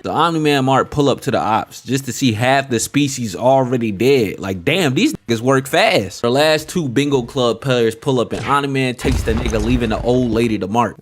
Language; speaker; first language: English; native; English